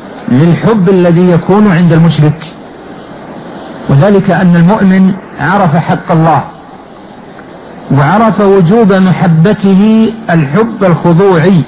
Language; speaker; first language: Arabic; native; Arabic